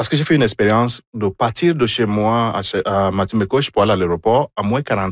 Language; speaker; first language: French; non-native, fluent; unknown